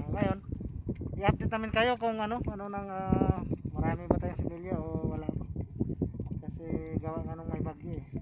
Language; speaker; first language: Filipino; non-native, local second language; Cebuano